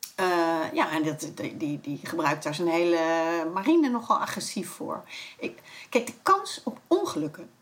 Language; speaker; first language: Dutch; native; Dutch